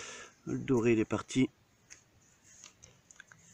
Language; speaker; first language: French; native; French